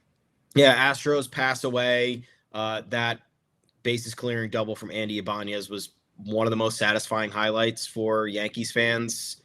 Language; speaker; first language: English; native; English